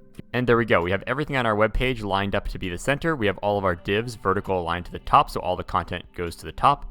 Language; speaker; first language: English; native; English